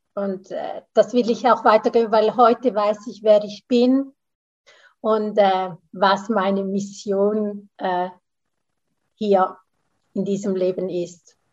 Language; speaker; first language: German; native; German